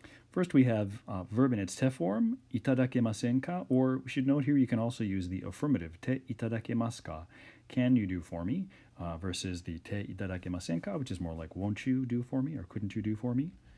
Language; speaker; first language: English; native; English